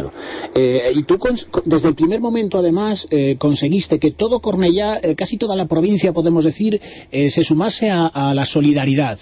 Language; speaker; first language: Spanish; native; Spanish